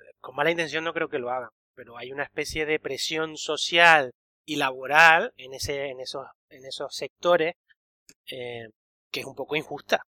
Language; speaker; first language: Spanish; native; Spanish